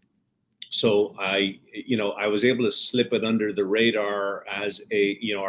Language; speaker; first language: English; native; English